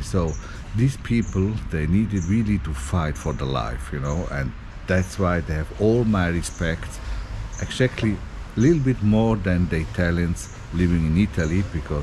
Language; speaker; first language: English; non-native, fluent; Italian